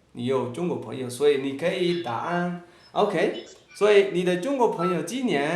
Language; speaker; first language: Chinese; non-native, fluent; Amharic